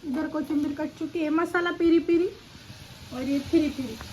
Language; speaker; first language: Hindi; non-native, local second language; Marathi